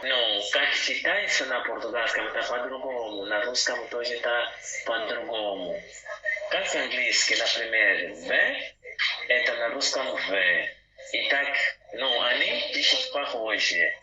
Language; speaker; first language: Russian; non-native, learner; Portuguese